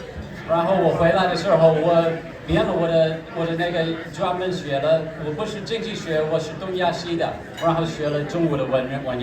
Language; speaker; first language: Chinese; non-native, fluent; English